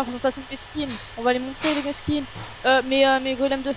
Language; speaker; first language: French; native; French